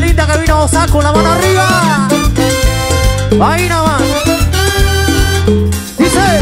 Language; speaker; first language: Spanish; native; Spanish